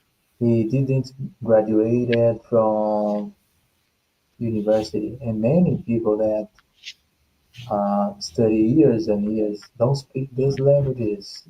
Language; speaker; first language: English; non-native, fluent; Portuguese